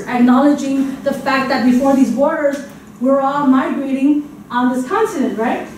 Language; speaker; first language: English; native; English